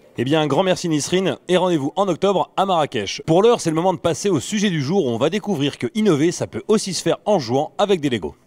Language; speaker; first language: French; native; French